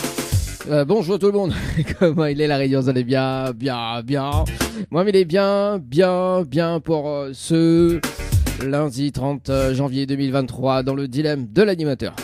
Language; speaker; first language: French; non-native, local second language; Réunion Creole French